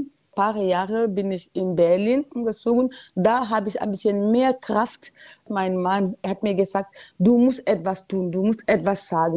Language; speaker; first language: German; non-native, learner; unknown